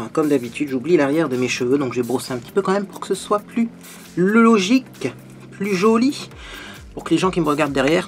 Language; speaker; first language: French; native; French